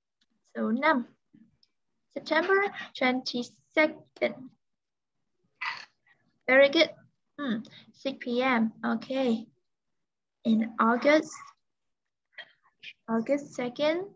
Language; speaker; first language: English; non-native, learner; Vietnamese